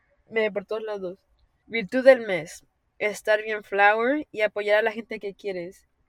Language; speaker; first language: Spanish; early bilingual, heritage; Spanish